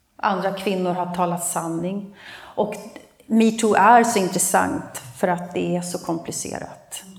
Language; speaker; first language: Swedish; native; Swedish